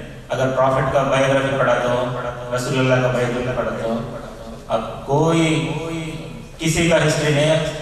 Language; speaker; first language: Hindi; non-native, learner; Telugu